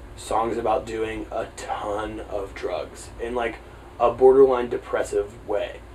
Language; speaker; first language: English; native; English